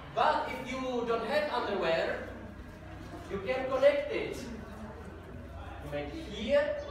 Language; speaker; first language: English; non-native, learner; Czech